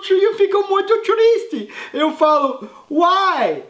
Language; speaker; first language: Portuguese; non-native, fluent; English